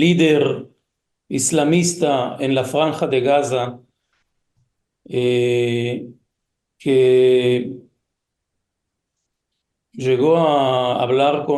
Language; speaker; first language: Spanish; early bilingual, heritage; Hebrew